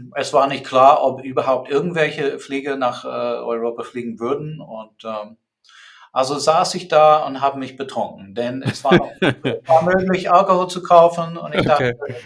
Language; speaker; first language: German; non-native, fluent; English